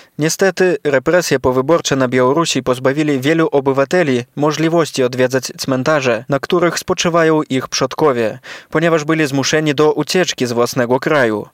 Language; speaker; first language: Polish; non-native, local second language; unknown